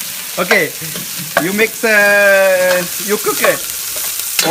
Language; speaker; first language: English; non-native, learner; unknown